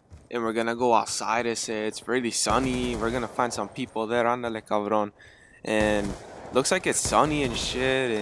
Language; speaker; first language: English; early bilingual, other home language; Spanish